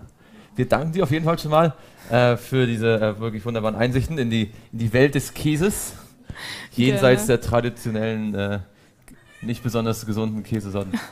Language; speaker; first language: German; native; German